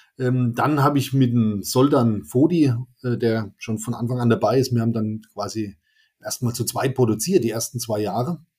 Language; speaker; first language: German; native; German